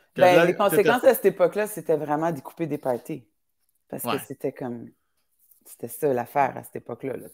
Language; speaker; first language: French; native; French